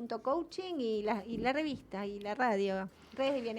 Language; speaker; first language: Spanish; native; Spanish